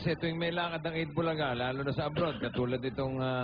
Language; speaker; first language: Filipino; native; Filipino